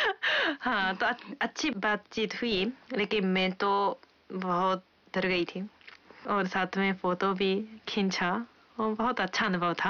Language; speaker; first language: Hindi; non-native, fluent; Japanese